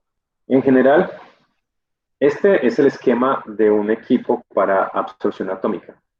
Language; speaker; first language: Spanish; native; Spanish